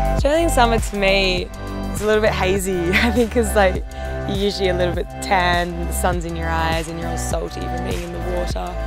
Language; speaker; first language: English; native; English